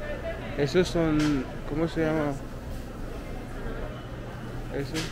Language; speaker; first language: Spanish; non-native, learner; English